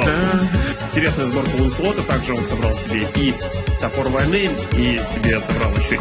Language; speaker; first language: Russian; native; Russian